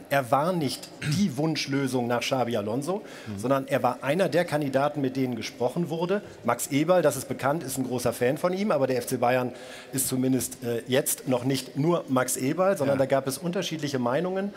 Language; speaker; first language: German; native; German